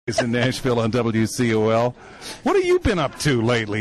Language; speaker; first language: English; native; English